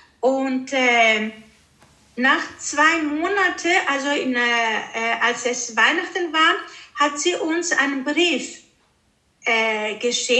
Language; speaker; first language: German; early bilingual, heritage; Greek